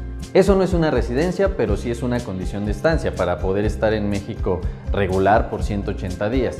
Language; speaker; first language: Spanish; native; Spanish